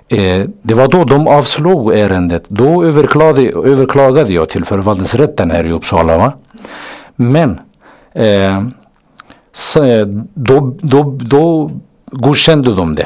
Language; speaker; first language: Swedish; early bilingual, other home language; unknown